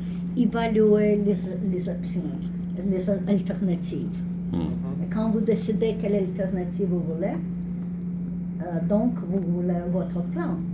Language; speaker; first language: French; non-native, learner; English